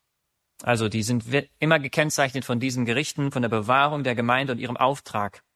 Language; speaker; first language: German; native; German